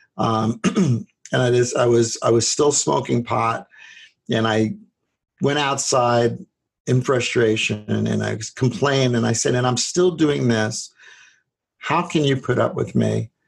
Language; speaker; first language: English; native; English